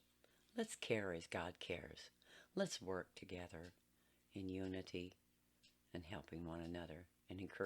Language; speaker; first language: English; native; English